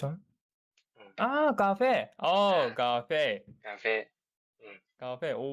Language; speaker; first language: Cantonese; non-native, learner; Japanese